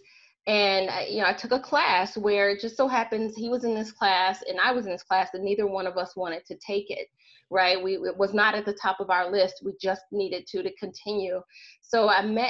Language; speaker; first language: English; native; English